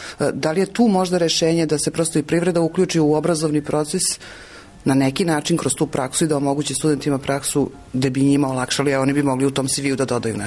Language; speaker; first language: Serbian; native; Serbian